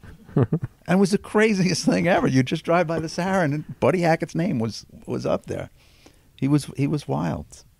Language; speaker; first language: English; native; English